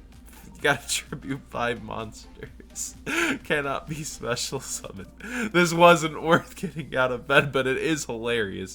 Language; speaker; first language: English; native; English